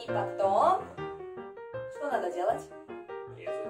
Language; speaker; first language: Russian; non-native, learner; Korean